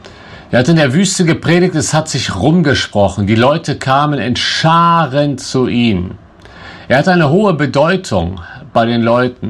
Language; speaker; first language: German; native; German